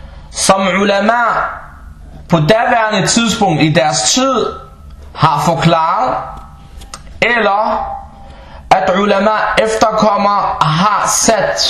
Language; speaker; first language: Danish; early bilingual, other home language; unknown